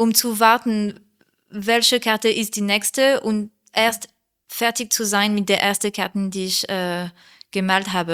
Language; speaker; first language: German; non-native, learner; French